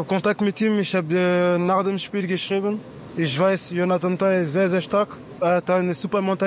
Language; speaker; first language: German; non-native, learner; French